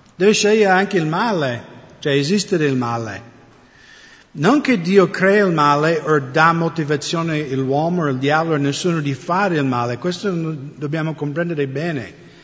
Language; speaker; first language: Italian; non-native, fluent; English